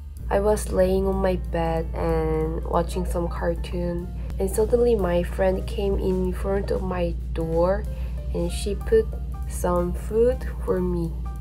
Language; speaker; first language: English; non-native, learner; Korean